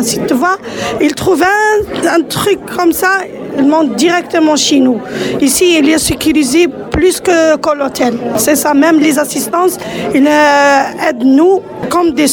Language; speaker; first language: French; non-native, local second language; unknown